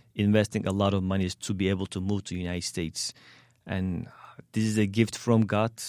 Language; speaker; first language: English; non-native, fluent; Turkish